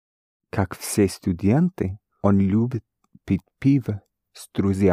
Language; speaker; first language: Russian; non-native, learner; English